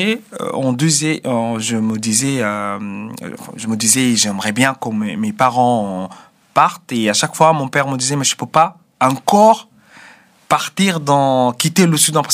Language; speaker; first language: French; non-native, fluent; Arabic